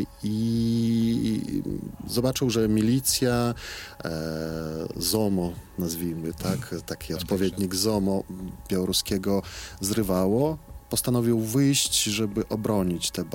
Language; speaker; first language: Polish; non-native, fluent; Belarusian